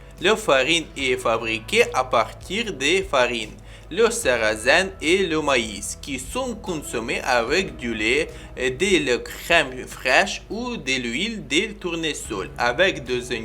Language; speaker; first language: French; non-native, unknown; Ukrainian